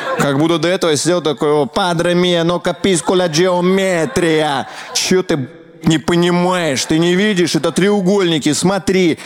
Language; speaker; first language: Russian; native; Russian